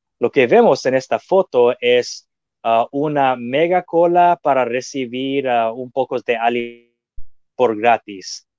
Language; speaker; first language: Spanish; non-native, fluent; English